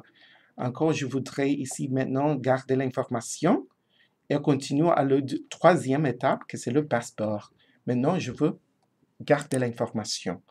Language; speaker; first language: French; non-native, fluent; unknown